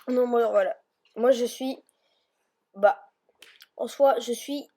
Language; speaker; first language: French; native; French